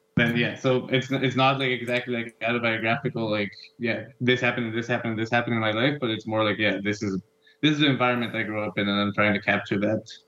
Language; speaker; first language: English; non-native, fluent; Spanish